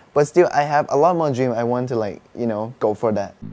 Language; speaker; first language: English; non-native, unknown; Thai